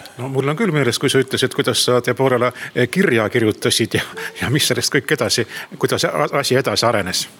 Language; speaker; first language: Estonian; native; Estonian